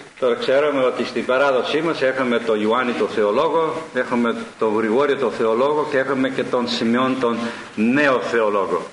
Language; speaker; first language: Greek; early bilingual, heritage; Greek